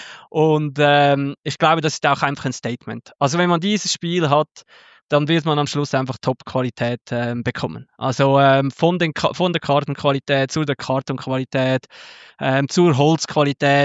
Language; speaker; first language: German; native; German